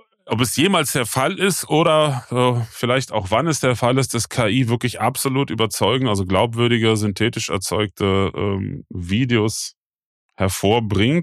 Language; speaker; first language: German; native; German